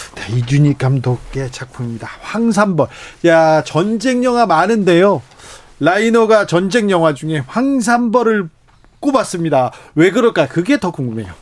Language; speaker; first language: Korean; native; Korean